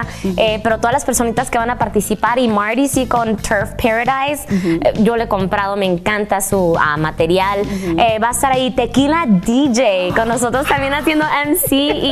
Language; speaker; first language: Spanish; native; Spanish